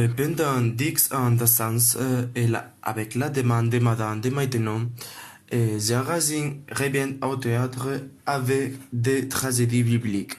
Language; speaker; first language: French; non-native, learner; Spanish